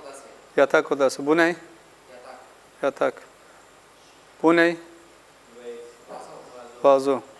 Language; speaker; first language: Turkish; non-native, fluent; Urdu